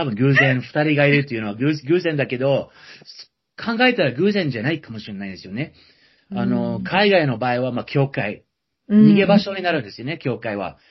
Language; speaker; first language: Japanese; non-native, fluent; English